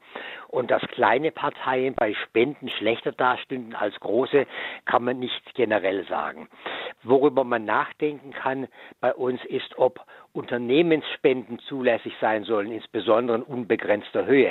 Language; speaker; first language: German; native; German